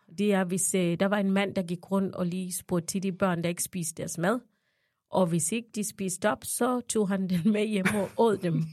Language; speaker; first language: Danish; non-native, fluent; Ganda